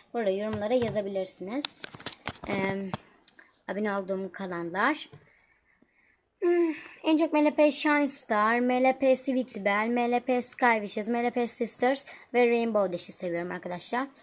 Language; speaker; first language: Turkish; native; Turkish